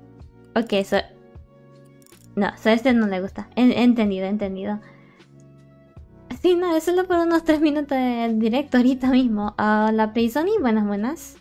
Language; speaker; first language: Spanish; non-native, learner; English